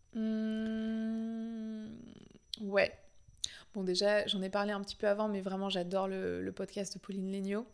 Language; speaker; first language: French; native; French